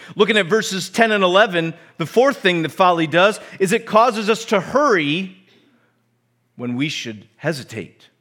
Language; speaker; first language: English; native; English